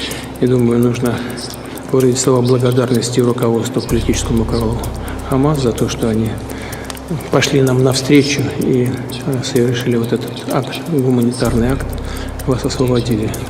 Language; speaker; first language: Russian; native; Russian